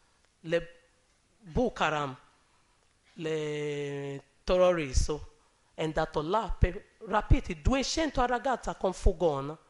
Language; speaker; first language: Italian; non-native, learner; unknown